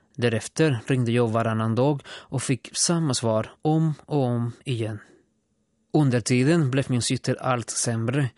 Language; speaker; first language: Swedish; non-native, fluent; Spanish